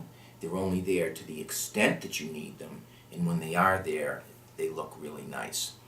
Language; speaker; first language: English; native; English